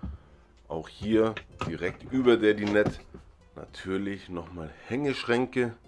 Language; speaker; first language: German; native; German